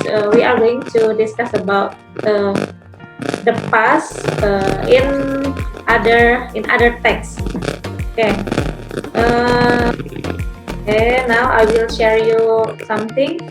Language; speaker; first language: English; non-native, fluent; Indonesian